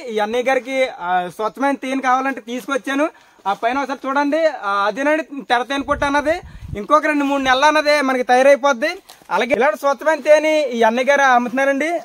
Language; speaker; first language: Telugu; non-native, local second language; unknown